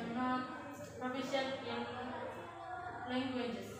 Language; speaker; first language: English; non-native, learner; Indonesian